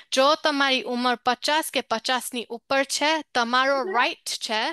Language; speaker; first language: Gujarati; early bilingual, heritage; Gujarati